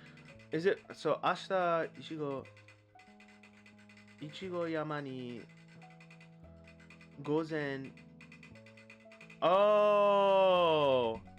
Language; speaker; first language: Japanese; non-native, learner; English